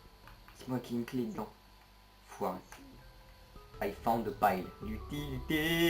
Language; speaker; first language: French; native; French